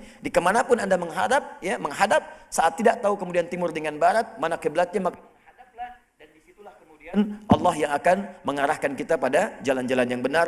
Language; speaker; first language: Indonesian; native; Indonesian